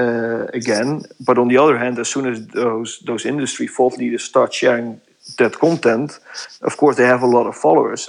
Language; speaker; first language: English; non-native, fluent; Dutch